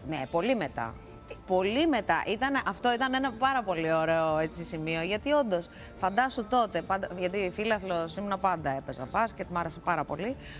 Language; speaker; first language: Greek; early bilingual, other home language; Russian